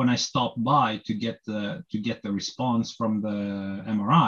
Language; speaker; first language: English; non-native, fluent; Norwegian